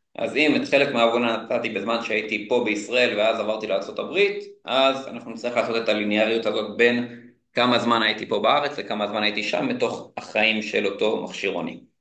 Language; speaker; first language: Hebrew; native; Hebrew